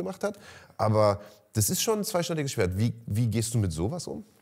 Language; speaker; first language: German; native; German